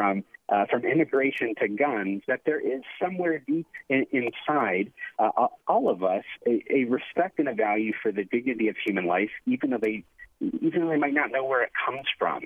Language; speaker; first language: English; native; English